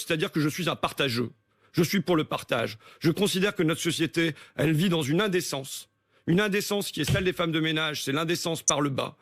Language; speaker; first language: French; native; French